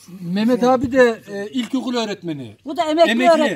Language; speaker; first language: Turkish; non-native, local second language; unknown